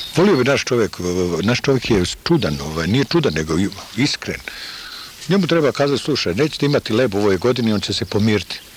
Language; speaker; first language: Serbian; native; Serbian